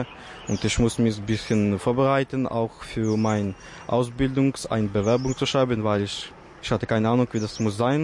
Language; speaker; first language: German; early bilingual, other home language; Ukrainian